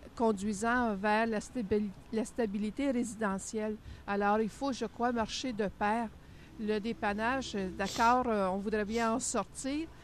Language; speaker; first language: French; native; French